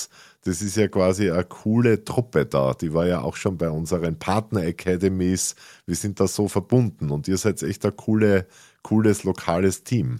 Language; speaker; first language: German; native; German